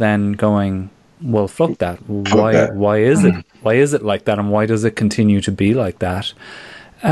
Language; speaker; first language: English; native; English